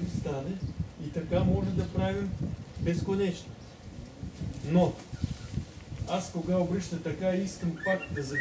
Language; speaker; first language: Bulgarian; non-native, learner; Russian